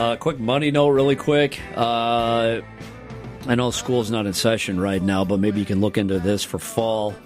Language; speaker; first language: English; native; English